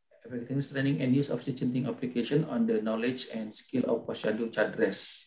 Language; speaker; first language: English; non-native, fluent; Indonesian